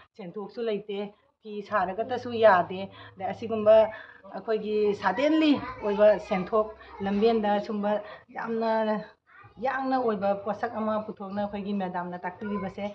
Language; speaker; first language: Manipuri; native; Manipuri